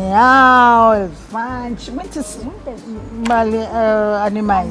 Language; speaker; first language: Portuguese; non-native, fluent; Swahili